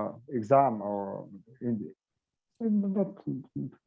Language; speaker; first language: English; non-native, learner; Bulgarian